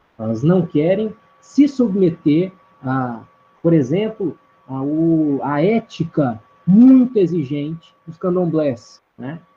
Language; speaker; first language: Portuguese; native; Portuguese